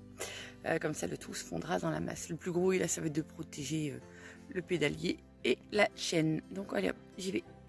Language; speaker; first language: French; native; French